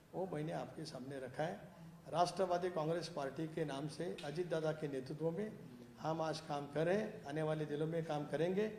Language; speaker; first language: Hindi; non-native, local second language; Marathi